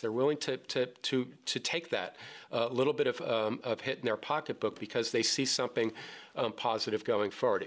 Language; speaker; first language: English; native; English